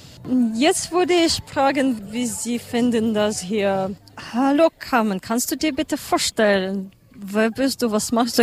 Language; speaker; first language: German; non-native, learner; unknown